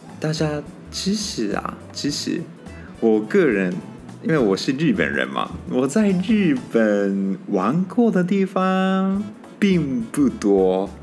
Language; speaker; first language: Chinese; non-native, fluent; Japanese